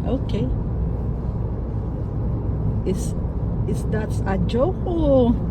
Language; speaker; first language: English; non-native, local second language; Waray